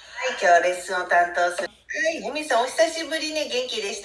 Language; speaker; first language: Japanese; native; Japanese